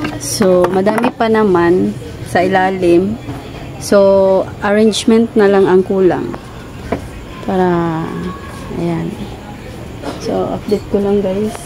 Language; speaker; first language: Filipino; non-native, local second language; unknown